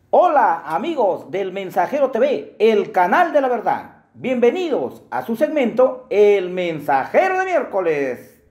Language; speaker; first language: Spanish; native; Spanish